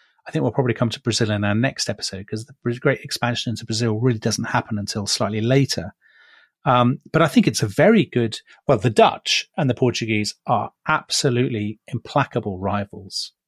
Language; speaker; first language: English; native; English